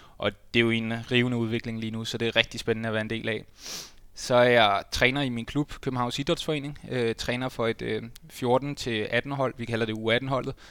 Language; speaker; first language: Danish; native; Danish